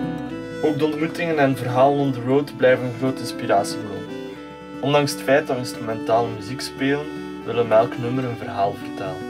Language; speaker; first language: Dutch; native; Dutch